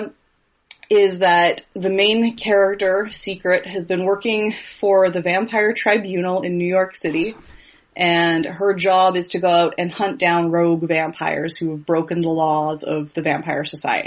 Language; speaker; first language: English; native; English